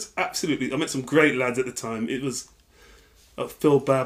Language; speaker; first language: English; native; English